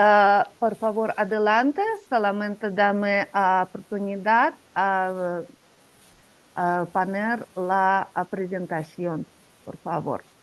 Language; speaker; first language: Spanish; non-native, learner; Russian